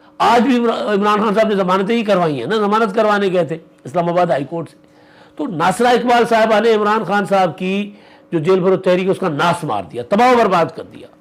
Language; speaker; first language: Urdu; non-native, local second language; Sindhi